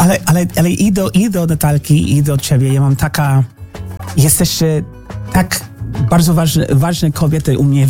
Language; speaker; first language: Polish; non-native, fluent; English